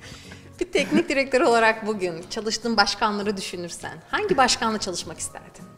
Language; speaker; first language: Turkish; native; Turkish